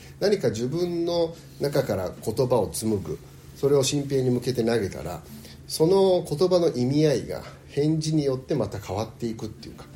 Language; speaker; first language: Japanese; early bilingual, heritage; Japanese